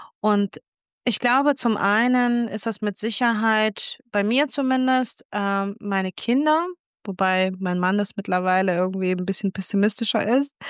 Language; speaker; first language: German; early bilingual, other home language; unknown